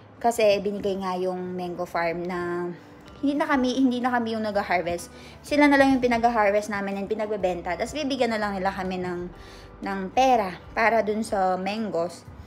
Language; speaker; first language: Filipino; native; Filipino